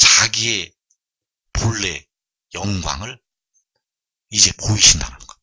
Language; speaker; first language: Korean; native; Korean